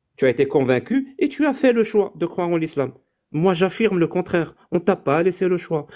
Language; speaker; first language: French; non-native, local second language; Arabic